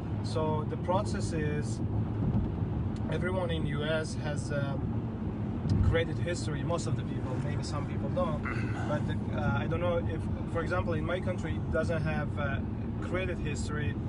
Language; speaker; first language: English; non-native, fluent; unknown